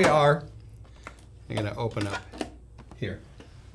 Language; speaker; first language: English; native; English